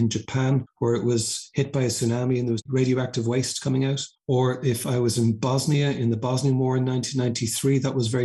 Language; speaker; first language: English; native; English